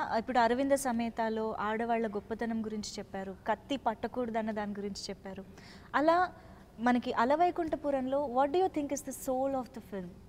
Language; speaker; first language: Telugu; native; Telugu